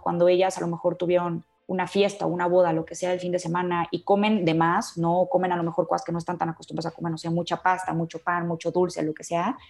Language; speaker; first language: Spanish; native; Spanish